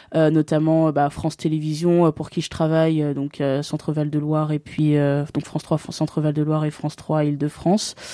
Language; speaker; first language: French; native; French